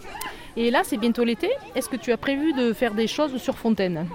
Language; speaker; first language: French; native; French